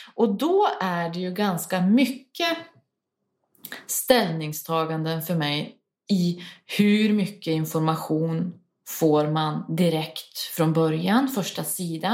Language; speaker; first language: Swedish; native; Swedish